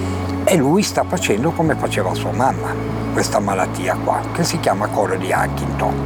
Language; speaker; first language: Italian; native; Italian